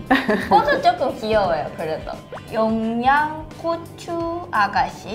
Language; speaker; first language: Korean; non-native, fluent; Japanese